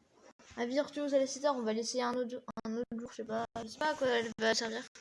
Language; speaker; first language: French; native; French